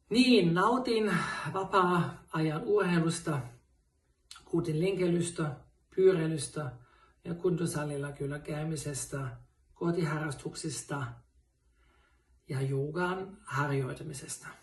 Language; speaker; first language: Finnish; non-native, fluent; German